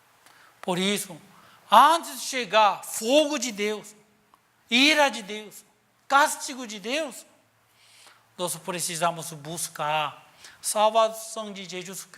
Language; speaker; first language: Portuguese; non-native, learner; Korean